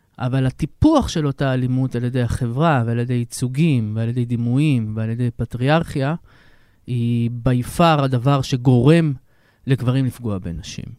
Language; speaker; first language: Hebrew; native; Hebrew